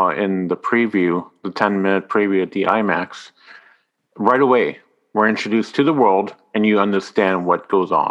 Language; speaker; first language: English; non-native, fluent; French